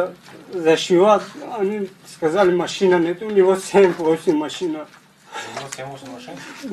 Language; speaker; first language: Russian; non-native, learner; Tajik